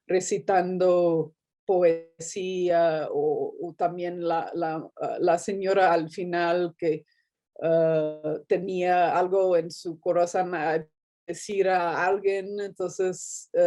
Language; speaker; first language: Spanish; non-native, fluent; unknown